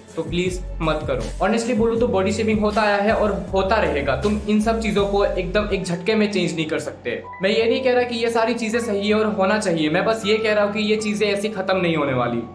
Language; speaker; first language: Hindi; non-native, local second language; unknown